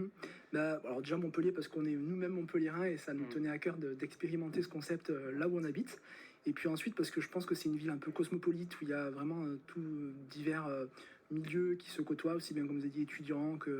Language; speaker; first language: French; native; French